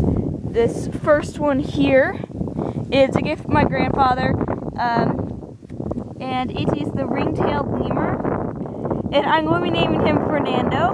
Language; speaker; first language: English; native; English